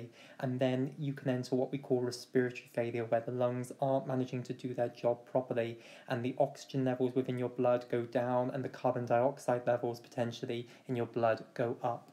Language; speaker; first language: English; native; English